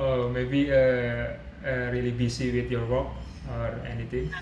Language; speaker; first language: English; non-native, learner; Indonesian